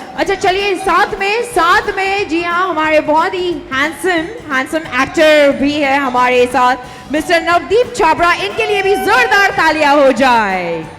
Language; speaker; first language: Hindi; native; Hindi